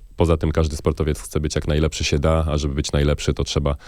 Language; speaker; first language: Polish; non-native, fluent; French